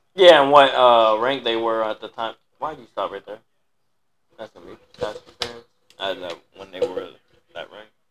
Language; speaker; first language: English; native; English